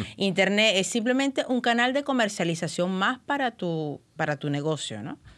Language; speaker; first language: Spanish; native; Spanish